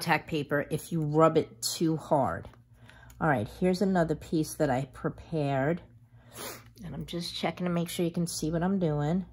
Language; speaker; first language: English; native; English